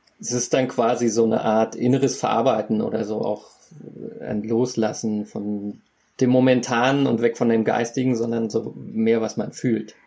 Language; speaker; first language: German; native; German